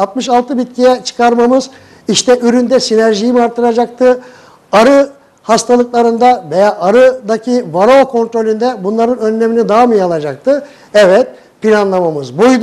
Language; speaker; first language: Turkish; native; Turkish